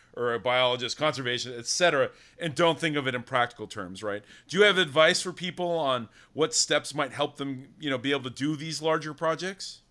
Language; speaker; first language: English; native; English